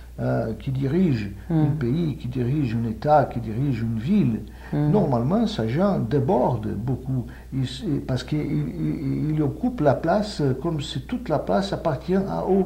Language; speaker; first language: French; non-native, fluent; Portuguese